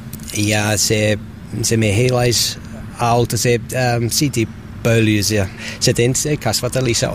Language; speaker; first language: Finnish; non-native, learner; English